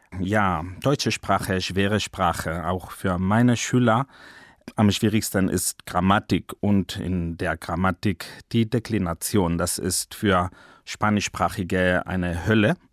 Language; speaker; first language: German; non-native, fluent; Spanish